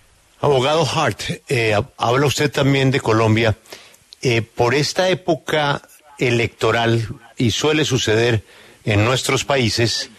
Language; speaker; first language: Spanish; native; Spanish